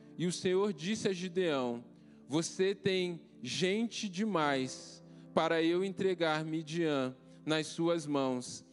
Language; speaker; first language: Portuguese; native; Portuguese